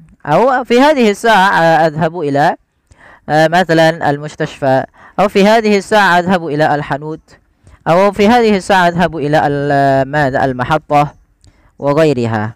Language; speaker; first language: Arabic; non-native, fluent; Indonesian